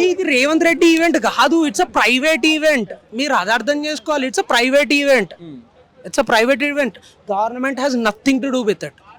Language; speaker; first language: Telugu; native; Telugu